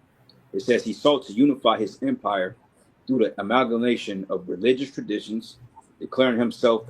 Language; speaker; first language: English; native; English